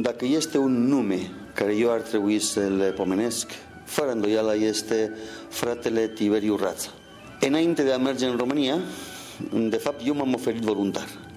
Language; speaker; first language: Romanian; non-native, fluent; Spanish